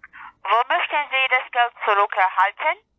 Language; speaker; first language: German; non-native, learner; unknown